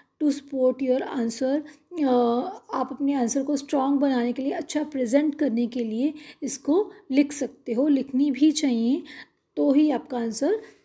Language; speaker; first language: Hindi; non-native, local second language; Punjabi